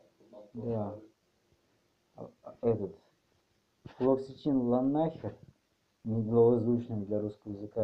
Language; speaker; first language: Russian; native; Russian